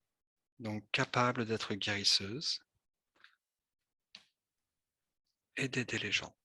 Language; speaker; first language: French; native; French